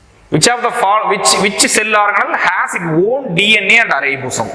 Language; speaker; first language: English; non-native, local second language; Tamil